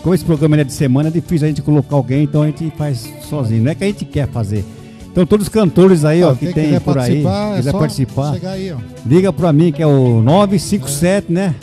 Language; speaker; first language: Portuguese; native; Portuguese